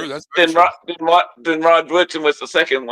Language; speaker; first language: English; native; English